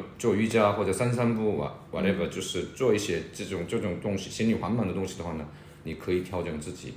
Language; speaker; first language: Chinese; non-native, fluent; Korean